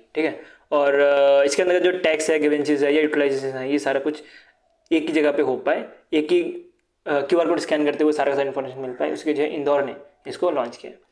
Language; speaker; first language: Hindi; non-native, local second language; Assamese